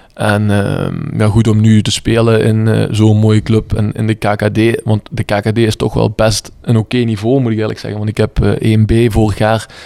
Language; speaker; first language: Dutch; native; Dutch